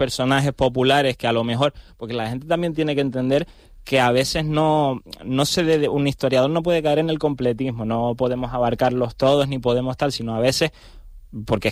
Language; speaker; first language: Spanish; native; Spanish